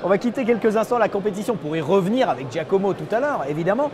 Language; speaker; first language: French; native; French